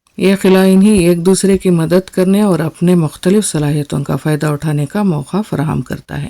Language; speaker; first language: Urdu; native; Urdu